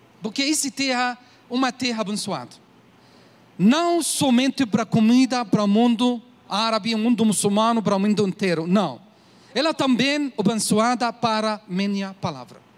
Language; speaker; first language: Portuguese; non-native, learner; Arabic